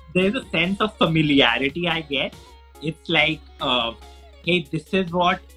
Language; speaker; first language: English; non-native, local second language; Hindi